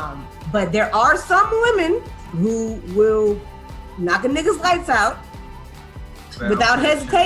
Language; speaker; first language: English; native; English